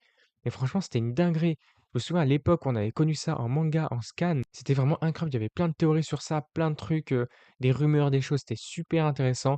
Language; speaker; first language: French; native; French